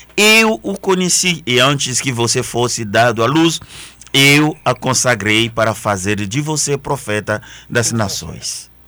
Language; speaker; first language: Portuguese; non-native, fluent; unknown